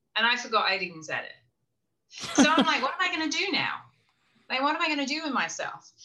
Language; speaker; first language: English; native; English